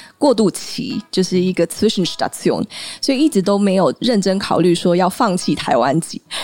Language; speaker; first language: Chinese; early bilingual, heritage; Chinese